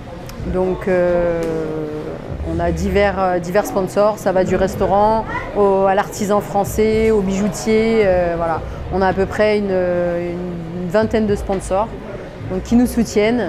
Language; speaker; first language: French; native; French